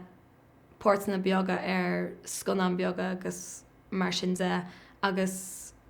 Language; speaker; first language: Irish; native; Irish